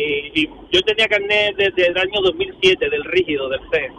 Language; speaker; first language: Spanish; native; Spanish